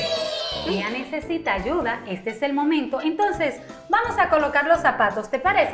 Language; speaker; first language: Spanish; native; Spanish